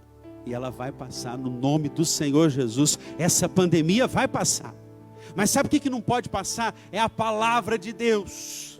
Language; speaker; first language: Portuguese; native; Portuguese